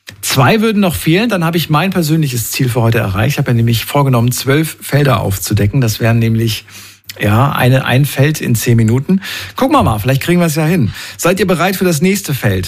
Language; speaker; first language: German; native; German